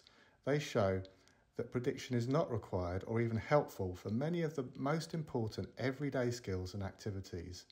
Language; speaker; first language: English; native; English